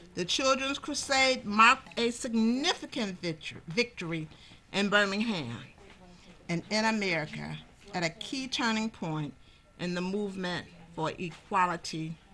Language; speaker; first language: English; native; English